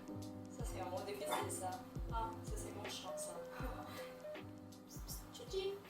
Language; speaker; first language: French; non-native, fluent; English